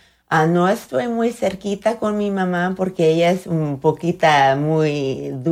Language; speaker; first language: Spanish; early bilingual, heritage; Spanish